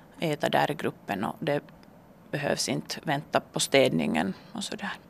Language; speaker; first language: Swedish; non-native, local second language; Finnish